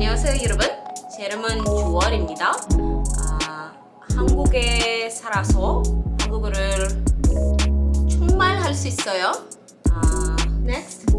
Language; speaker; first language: Korean; non-native, learner; English